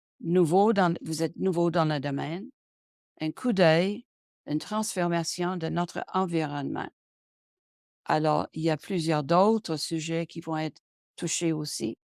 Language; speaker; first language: French; non-native, local second language; English